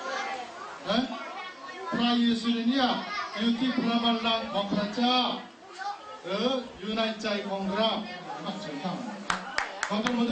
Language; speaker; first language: Thai; non-native, fluent; Korean